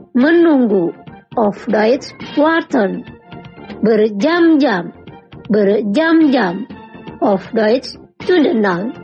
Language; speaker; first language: German; non-native, fluent; Indonesian